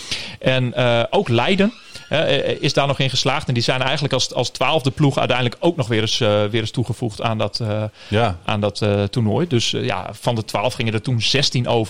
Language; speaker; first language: Dutch; native; Dutch